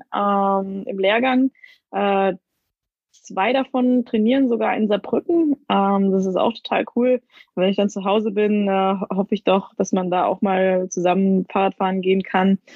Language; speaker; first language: German; native; German